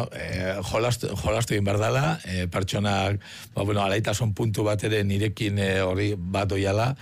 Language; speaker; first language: Basque; native; Basque